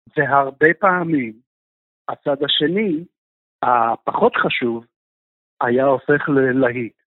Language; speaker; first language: Hebrew; non-native, fluent; Russian